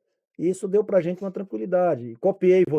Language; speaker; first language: Portuguese; native; Portuguese